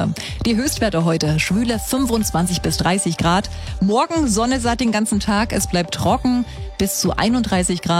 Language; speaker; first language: German; native; German